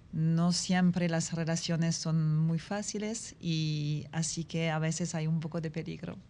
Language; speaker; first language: Spanish; non-native, fluent; French